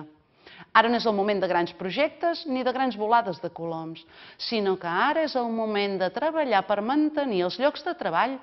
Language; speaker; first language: Catalan; native; Catalan